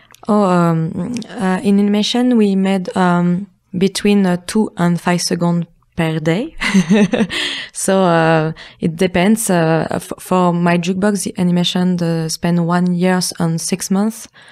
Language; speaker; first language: English; non-native, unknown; French